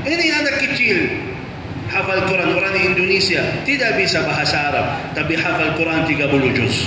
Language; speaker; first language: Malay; non-native, fluent; Arabic